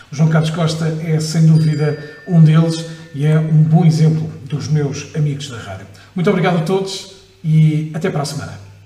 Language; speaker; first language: Portuguese; native; Portuguese